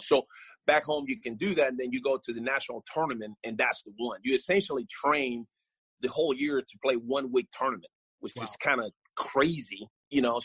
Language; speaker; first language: English; non-native, fluent; Spanish